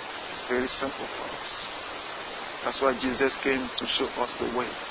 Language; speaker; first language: English; non-native, fluent; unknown